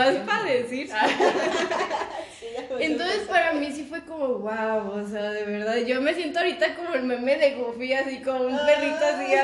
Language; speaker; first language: Spanish; native; Spanish